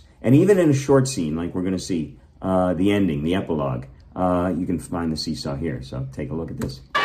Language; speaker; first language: English; native; English